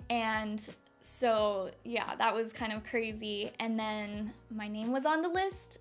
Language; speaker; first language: English; native; English